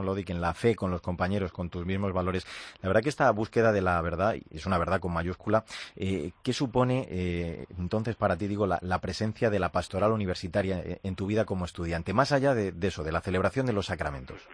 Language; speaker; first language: Spanish; native; Spanish